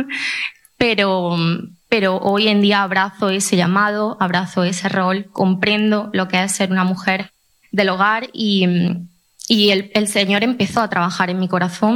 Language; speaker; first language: Spanish; native; Spanish